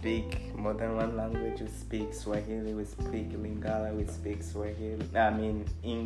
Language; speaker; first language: English; early bilingual, other home language; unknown